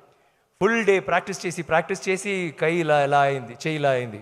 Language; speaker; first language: Telugu; non-native, learner; Tamil